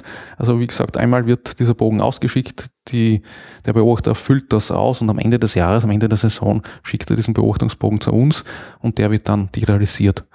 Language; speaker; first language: German; native; German